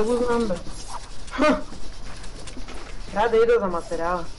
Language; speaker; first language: Bulgarian; native; Bulgarian